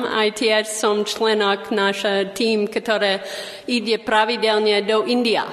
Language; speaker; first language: Slovak; non-native, learner; English